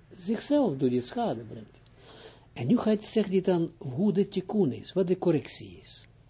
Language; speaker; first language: Dutch; non-native, fluent; Hebrew